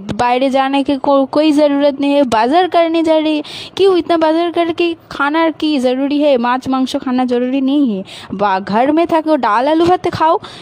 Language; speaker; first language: Hindi; non-native, local second language; Bangla